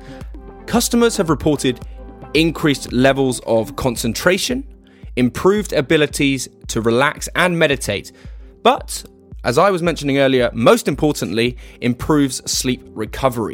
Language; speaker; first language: English; native; English